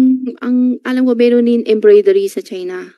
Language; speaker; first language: Filipino; non-native, learner; Chinese